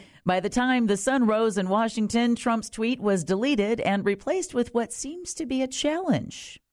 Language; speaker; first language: English; native; English